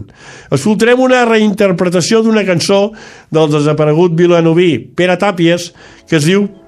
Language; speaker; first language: Catalan; native; Catalan